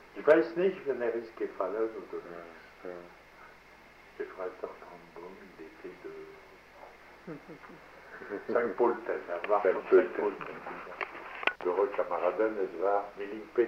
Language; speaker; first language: German; non-native, learner; French